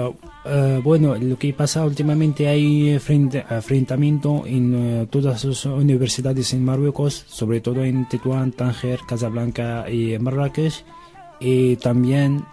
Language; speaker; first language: Spanish; non-native, learner; Arabic